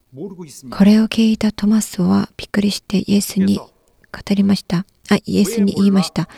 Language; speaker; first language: Japanese; non-native, learner; Korean